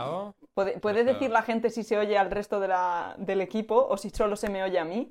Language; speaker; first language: Spanish; native; Spanish